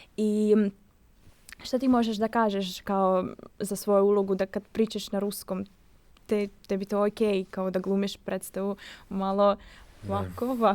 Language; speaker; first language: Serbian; non-native, fluent; Russian